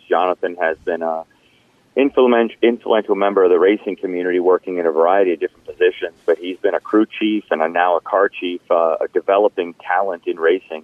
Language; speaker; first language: English; native; English